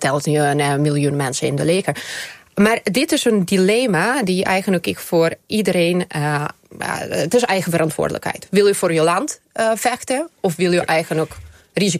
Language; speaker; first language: Dutch; non-native, fluent; Ukrainian